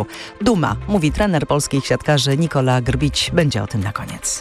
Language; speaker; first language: Polish; native; Polish